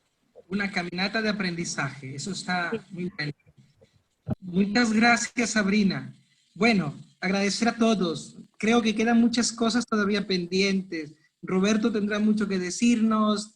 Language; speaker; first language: Spanish; native; Spanish